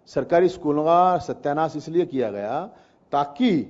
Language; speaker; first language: Hindi; native; Hindi